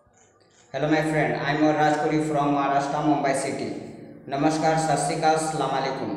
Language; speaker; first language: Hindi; non-native, local second language; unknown